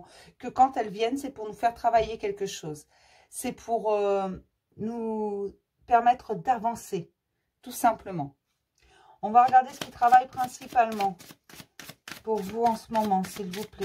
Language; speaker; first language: French; native; French